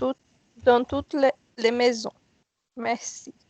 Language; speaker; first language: French; non-native, learner; Portuguese